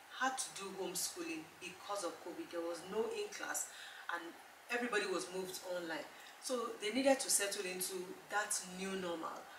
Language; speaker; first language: English; non-native, local second language; Yoruba